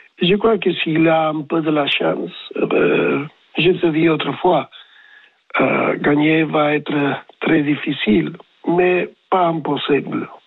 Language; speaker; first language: French; non-native, learner; Spanish